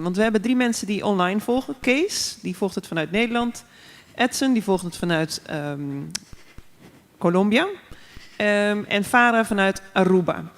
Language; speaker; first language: Dutch; native; Dutch